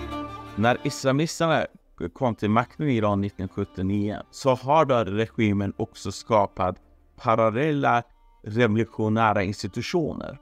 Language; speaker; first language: Swedish; non-native, fluent; Persian